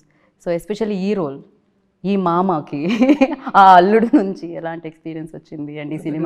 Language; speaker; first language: Telugu; native; Telugu